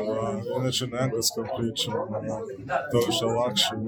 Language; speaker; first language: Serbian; early bilingual, heritage; Serbian